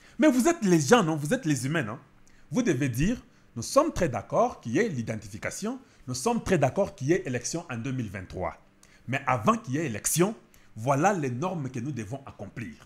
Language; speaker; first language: French; non-native, local second language; Lingala